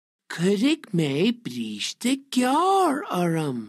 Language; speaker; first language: Irish; non-native, learner; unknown